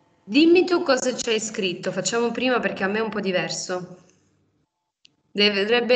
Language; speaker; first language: Italian; native; Italian